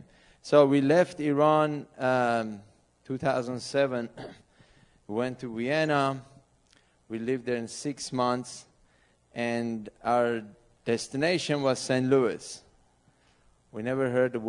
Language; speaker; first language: English; non-native, fluent; Persian